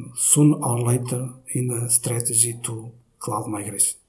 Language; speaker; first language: English; non-native, fluent; Portuguese